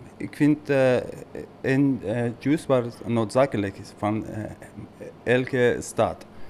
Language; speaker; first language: Dutch; non-native, learner; Persian